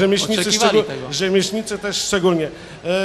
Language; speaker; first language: Polish; native; Polish